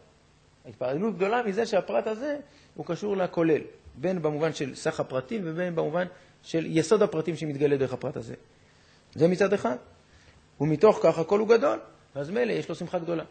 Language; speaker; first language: Hebrew; native; Hebrew